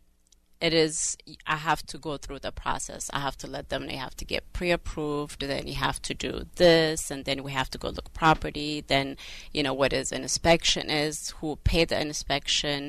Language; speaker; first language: English; non-native, fluent; Amharic